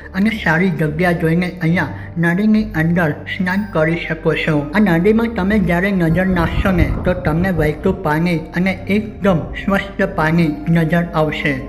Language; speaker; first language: Gujarati; native; Gujarati